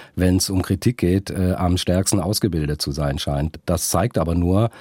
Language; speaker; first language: German; native; German